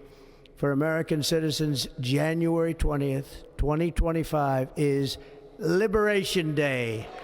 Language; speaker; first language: English; native; English